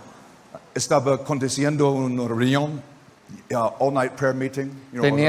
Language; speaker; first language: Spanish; non-native, learner; English